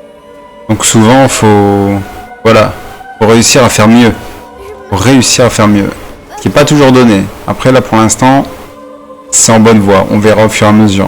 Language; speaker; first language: French; native; French